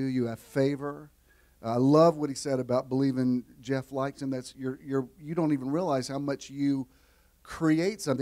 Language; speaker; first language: English; native; English